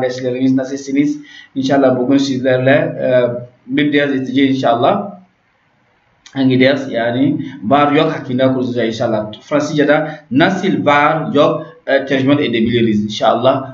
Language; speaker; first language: Turkish; non-native, learner; French